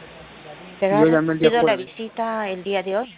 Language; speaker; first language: Spanish; native; Spanish